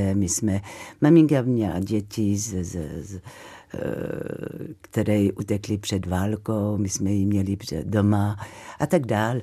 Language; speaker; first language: Czech; non-native, fluent; French